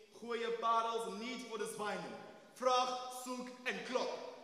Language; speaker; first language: Dutch; non-native, fluent; English